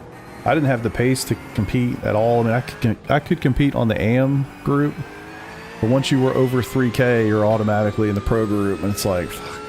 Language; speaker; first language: English; native; English